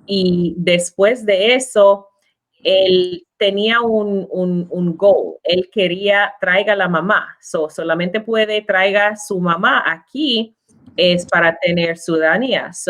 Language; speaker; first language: Spanish; non-native, learner; English